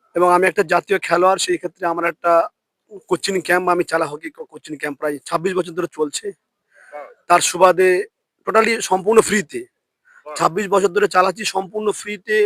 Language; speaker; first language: Bangla; native; Bangla